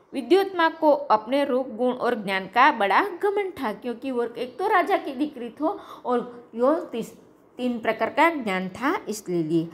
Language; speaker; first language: Hindi; non-native, local second language; Gujarati